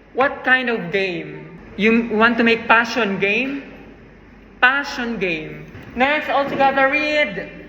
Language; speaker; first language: English; non-native, fluent; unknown